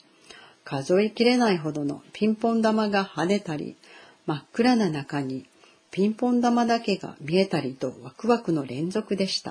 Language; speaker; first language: Japanese; native; Japanese